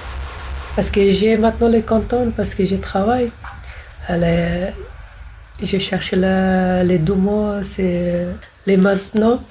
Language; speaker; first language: French; non-native, learner; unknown